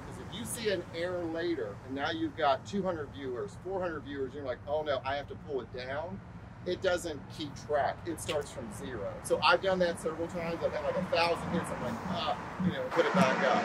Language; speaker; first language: English; native; English